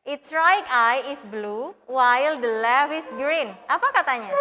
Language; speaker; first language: English; non-native, fluent; Indonesian